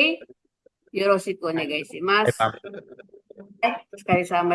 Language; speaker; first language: Japanese; non-native, fluent; Filipino